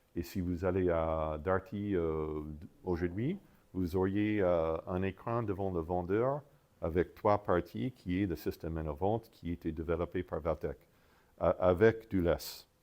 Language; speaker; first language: French; non-native, fluent; English